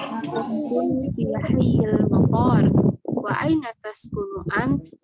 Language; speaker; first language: Arabic; non-native, learner; Indonesian